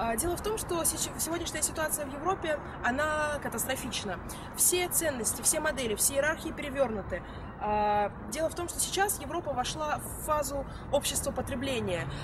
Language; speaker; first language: Russian; native; Russian